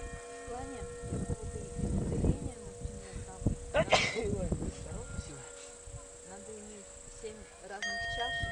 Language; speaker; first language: Russian; native; Russian